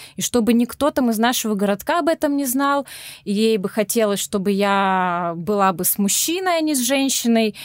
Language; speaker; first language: Russian; native; Russian